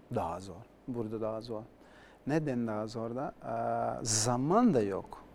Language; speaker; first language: Turkish; non-native, learner; Portuguese